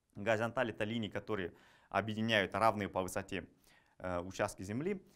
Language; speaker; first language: Russian; non-native, local second language; Kazakh